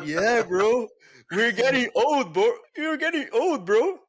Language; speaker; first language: English; non-native, fluent; Portuguese